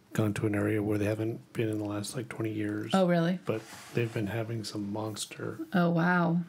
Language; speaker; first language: English; native; English